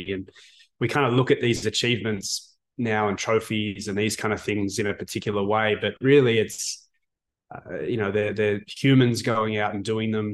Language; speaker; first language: English; native; English